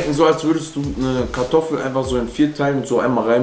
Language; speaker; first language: German; native; German